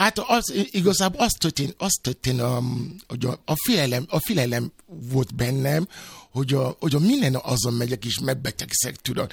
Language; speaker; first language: Hungarian; non-native, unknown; Yoruba